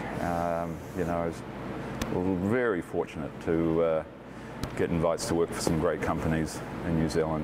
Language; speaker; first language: English; native; English